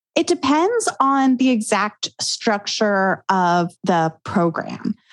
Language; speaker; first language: English; native; English